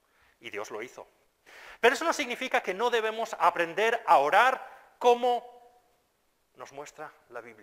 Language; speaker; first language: Spanish; non-native, fluent; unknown